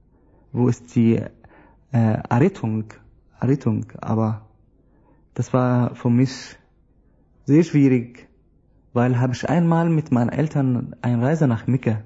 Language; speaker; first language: German; non-native, learner; Arabic